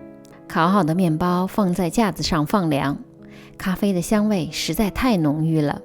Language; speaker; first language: Chinese; native; Chinese